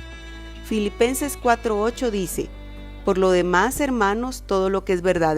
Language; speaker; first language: Spanish; native; Spanish